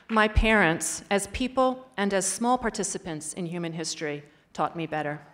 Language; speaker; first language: English; native; English